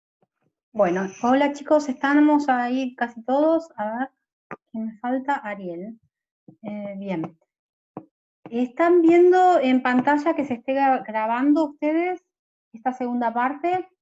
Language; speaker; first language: Spanish; native; Spanish